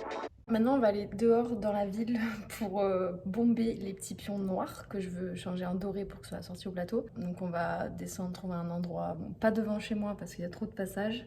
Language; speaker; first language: French; native; French